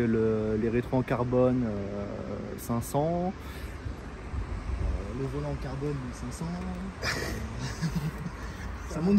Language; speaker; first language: French; native; French